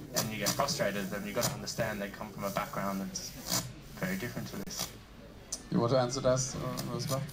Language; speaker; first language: English; native; English